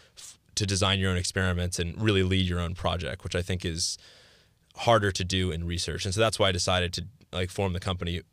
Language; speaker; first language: English; early bilingual, other home language; Greek